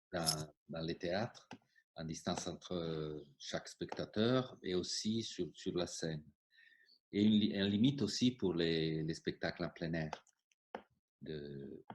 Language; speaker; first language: French; non-native, fluent; Italian